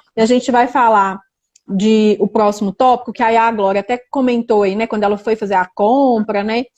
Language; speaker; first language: Portuguese; native; Portuguese